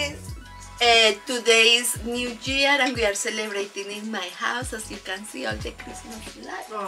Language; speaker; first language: English; non-native, learner; Spanish